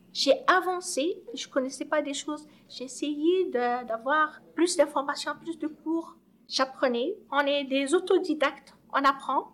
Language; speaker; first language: French; non-native, local second language; Arabic